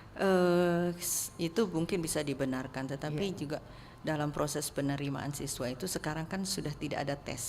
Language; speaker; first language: Indonesian; native; Indonesian